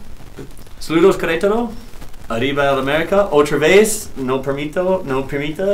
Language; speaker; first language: Spanish; non-native, learner; English